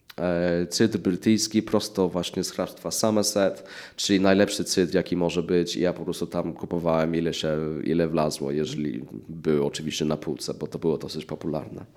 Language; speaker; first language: Polish; early bilingual, heritage; English